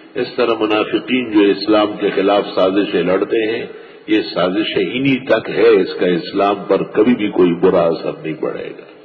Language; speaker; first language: Urdu; non-native, local second language; Pashto